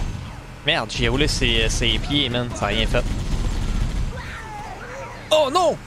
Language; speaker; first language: French; native; French